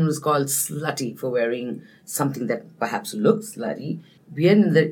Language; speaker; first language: English; non-native, local second language; Nepali